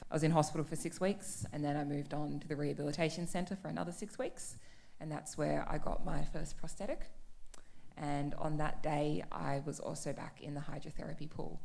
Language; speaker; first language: English; native; English